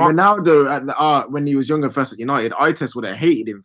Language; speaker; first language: English; native; English